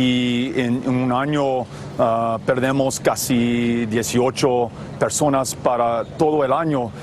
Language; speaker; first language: Spanish; non-native, fluent; English